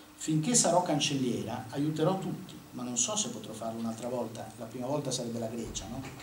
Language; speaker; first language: Italian; native; Italian